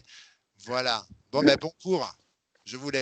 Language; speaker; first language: French; native; French